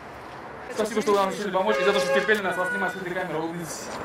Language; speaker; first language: Russian; native; Russian